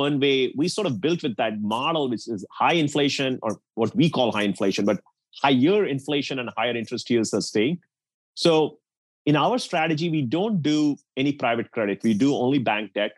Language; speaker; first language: English; non-native, local second language; Tamil